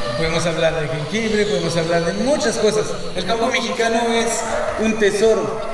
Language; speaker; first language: Spanish; non-native, fluent; French